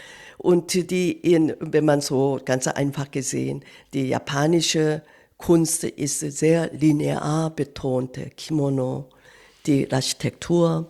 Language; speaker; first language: German; non-native, fluent; Korean